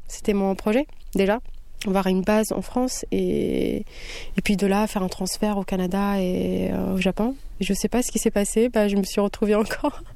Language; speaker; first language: French; non-native, local second language; Kabyle